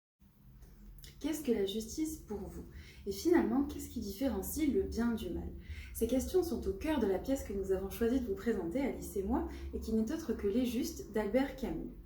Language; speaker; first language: French; native; French